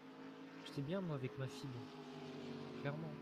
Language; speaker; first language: French; native; French